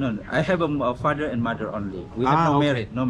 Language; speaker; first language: English; non-native, learner; Indonesian